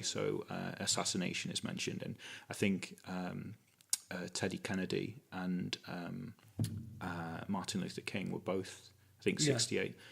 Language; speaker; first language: English; native; English